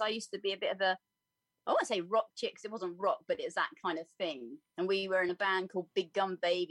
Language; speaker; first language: English; native; English